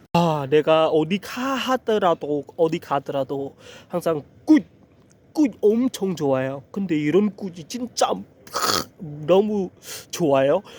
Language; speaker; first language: Korean; non-native, learner; Khmer